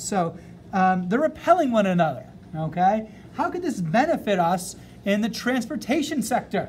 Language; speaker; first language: English; native; English